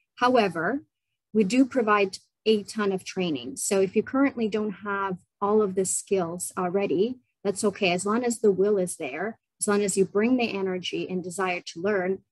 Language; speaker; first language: English; non-native, fluent; Ukrainian